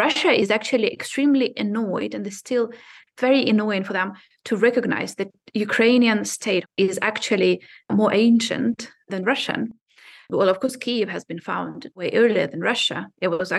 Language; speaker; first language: English; non-native, fluent; Ukrainian